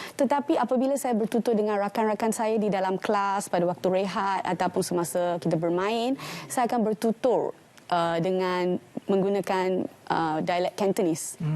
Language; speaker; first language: Malay; non-native, local second language; Tamil